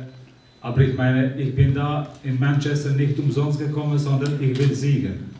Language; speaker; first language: German; non-native, fluent; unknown